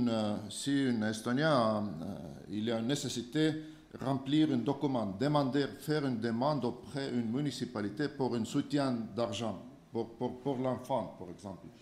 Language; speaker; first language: French; non-native, fluent; Estonian